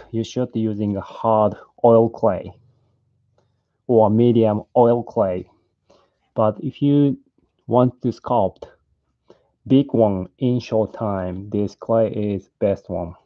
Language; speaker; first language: English; non-native, learner; Japanese